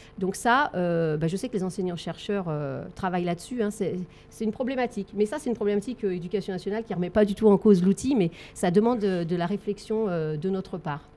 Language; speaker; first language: French; native; French